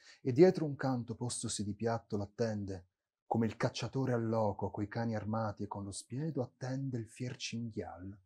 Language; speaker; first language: Italian; native; Italian